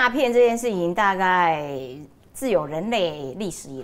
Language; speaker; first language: Chinese; native; Chinese